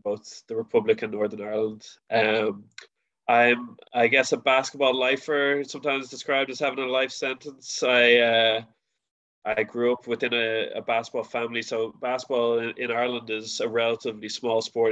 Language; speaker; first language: English; native; English